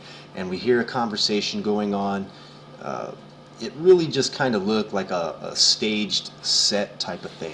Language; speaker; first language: English; native; English